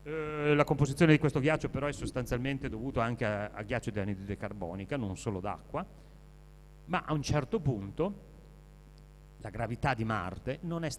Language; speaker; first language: Italian; native; Italian